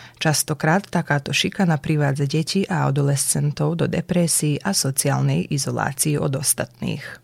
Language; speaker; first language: Slovak; early bilingual, heritage; Slovak